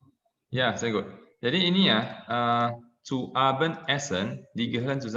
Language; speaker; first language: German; non-native, fluent; Indonesian